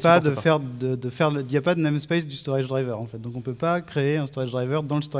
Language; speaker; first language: French; native; French